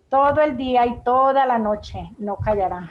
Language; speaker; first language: Spanish; native; Spanish